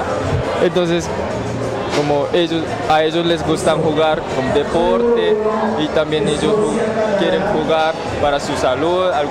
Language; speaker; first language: Spanish; non-native, learner; Japanese